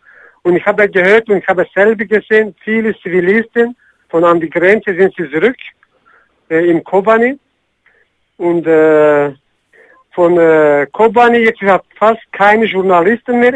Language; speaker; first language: German; non-native, learner; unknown